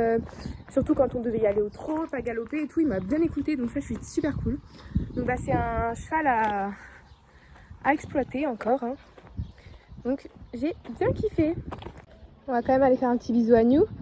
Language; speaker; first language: French; native; French